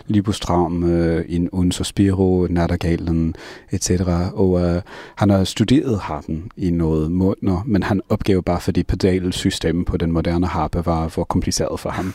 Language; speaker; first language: Danish; non-native, fluent; English